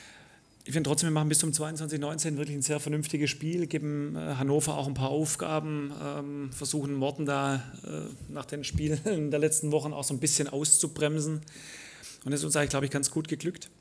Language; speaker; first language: German; native; German